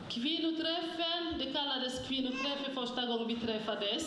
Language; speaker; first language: Swedish; non-native, fluent; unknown